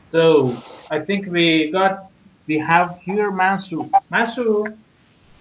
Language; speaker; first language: English; non-native, learner; Persian